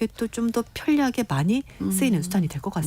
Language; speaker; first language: Korean; native; Korean